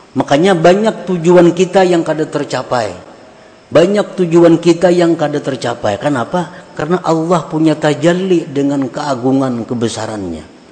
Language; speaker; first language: Indonesian; non-native, local second language; Banjar